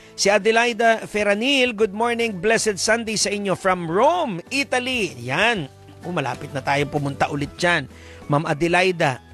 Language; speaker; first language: Filipino; native; Filipino